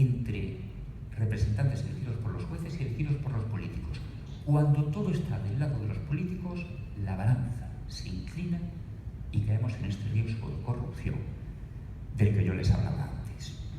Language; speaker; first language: Spanish; native; Spanish